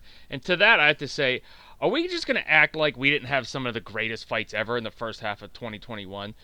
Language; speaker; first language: English; native; English